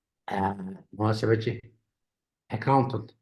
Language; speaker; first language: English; non-native, learner; Turkish